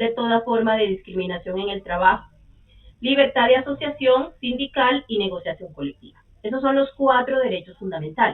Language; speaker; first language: Spanish; native; Spanish